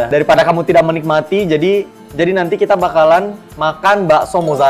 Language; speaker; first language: Indonesian; native; Indonesian